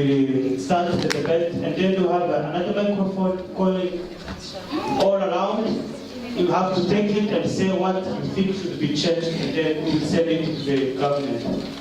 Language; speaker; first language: English; non-native, fluent; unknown